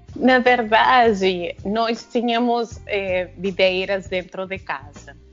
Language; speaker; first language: Portuguese; non-native, fluent; Spanish